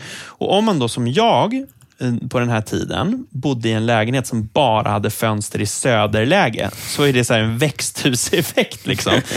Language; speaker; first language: Swedish; native; Swedish